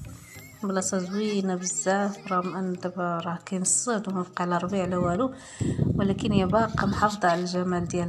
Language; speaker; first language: Arabic; native; Arabic